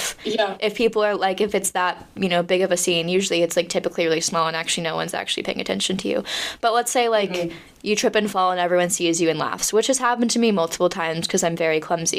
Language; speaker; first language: English; native; English